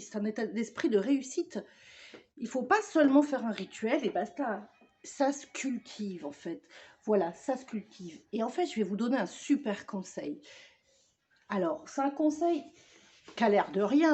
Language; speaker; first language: French; native; French